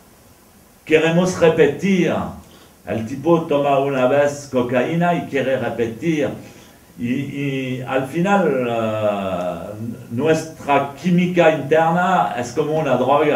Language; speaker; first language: Spanish; non-native, fluent; French